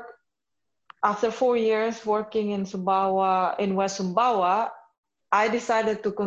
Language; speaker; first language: English; non-native, fluent; Indonesian